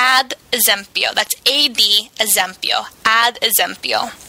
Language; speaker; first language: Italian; non-native, fluent; English